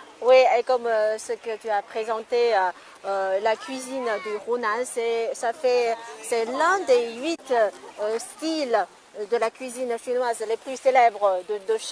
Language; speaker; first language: French; non-native, fluent; Chinese